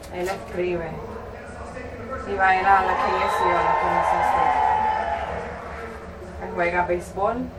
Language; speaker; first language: Spanish; early bilingual, heritage; Spanish